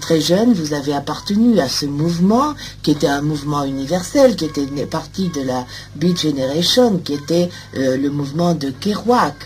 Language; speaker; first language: French; native; French